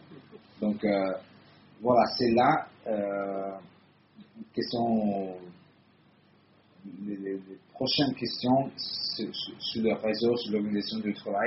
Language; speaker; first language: French; non-native, fluent; Italian